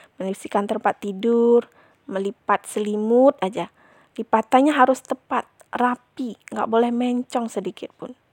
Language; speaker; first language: Indonesian; non-native, local second language; Minangkabau